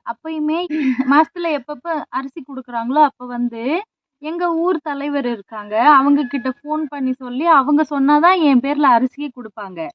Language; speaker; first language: Tamil; native; Tamil